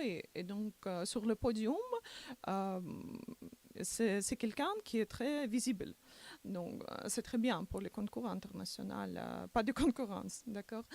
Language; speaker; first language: French; non-native, learner; Macedonian